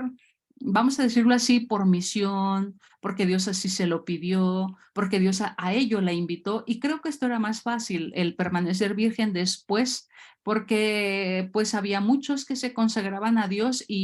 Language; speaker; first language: Spanish; native; Spanish